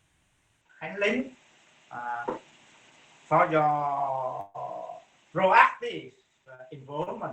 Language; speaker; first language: English; non-native, fluent; Vietnamese